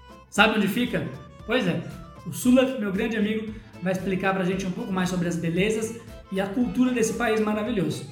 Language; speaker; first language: Portuguese; native; Portuguese